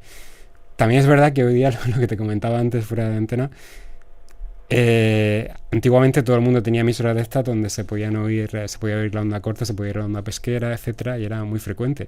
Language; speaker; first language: Spanish; native; Spanish